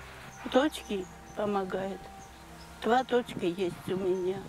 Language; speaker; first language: Russian; non-native, learner; Armenian